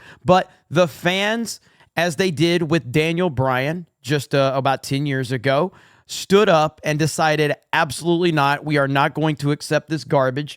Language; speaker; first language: English; native; English